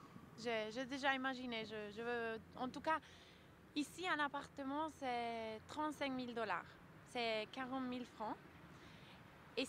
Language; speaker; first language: French; non-native, local second language; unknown